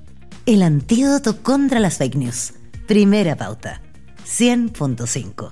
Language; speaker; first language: Spanish; native; Spanish